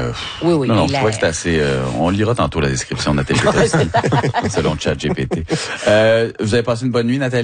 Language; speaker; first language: French; native; French